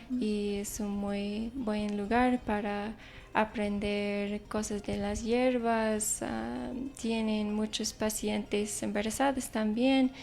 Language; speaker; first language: Spanish; non-native, fluent; English